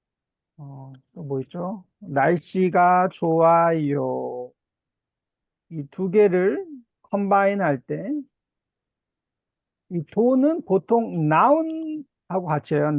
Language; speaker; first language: Korean; native; Korean